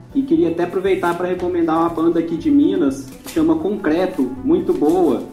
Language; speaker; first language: Portuguese; native; Portuguese